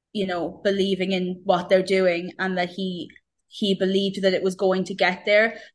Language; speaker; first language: English; native; English